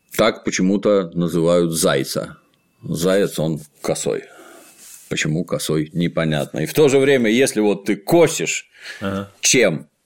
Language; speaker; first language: Russian; native; Russian